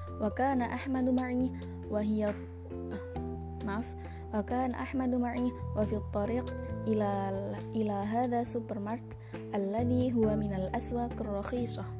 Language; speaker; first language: Arabic; non-native, learner; Indonesian